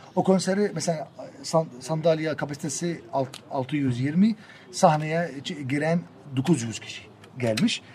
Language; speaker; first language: Turkish; non-native, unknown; Arabic